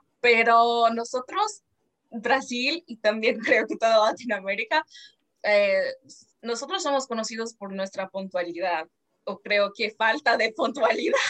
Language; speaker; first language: Spanish; non-native, fluent; Portuguese